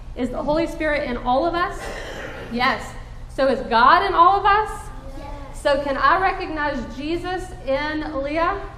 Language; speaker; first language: English; native; English